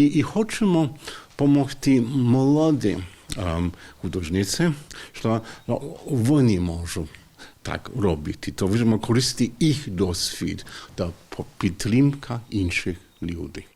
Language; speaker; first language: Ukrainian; non-native, learner; English